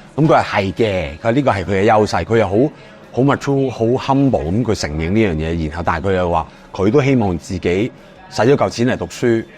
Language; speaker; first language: Cantonese; native; Cantonese